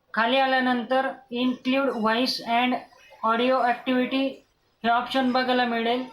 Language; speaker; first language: Marathi; non-native, local second language; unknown